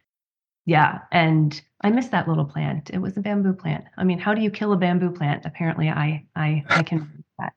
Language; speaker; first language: English; native; English